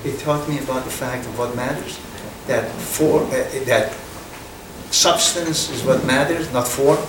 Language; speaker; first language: English; non-native, fluent; Persian